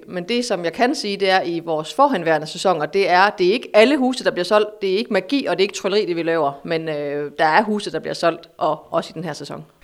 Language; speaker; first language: Danish; native; Danish